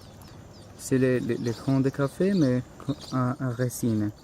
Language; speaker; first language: French; non-native, learner; Spanish